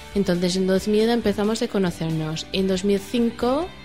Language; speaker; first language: Spanish; non-native, learner; English